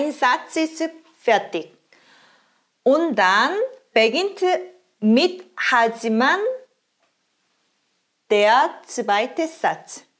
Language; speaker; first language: German; non-native, fluent; Korean